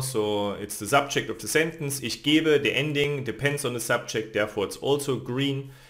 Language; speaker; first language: English; non-native, fluent; German